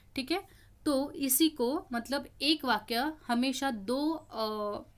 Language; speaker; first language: Hindi; non-native, local second language; Marathi